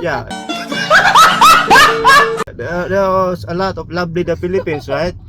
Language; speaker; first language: English; non-native, learner; Nepali